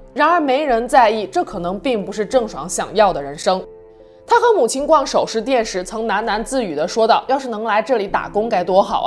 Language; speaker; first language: Chinese; native; Chinese